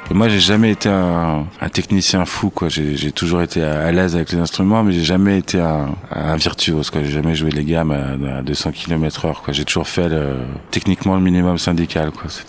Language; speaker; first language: French; native; French